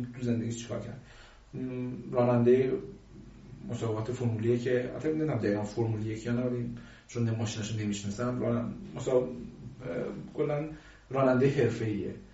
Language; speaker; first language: Persian; native; Persian